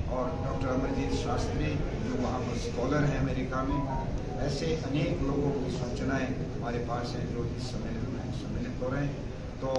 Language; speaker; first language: Hindi; native; Hindi